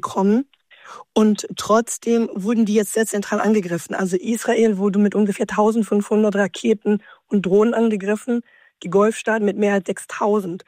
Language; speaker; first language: German; native; German